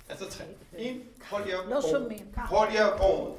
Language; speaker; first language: Danish; non-native, fluent; Hebrew